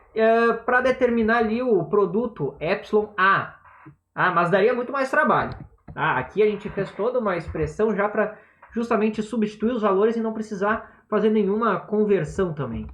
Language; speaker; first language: Portuguese; native; Portuguese